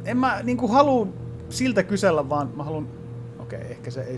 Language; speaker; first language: Finnish; native; Finnish